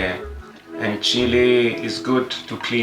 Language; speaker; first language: English; non-native, fluent; Italian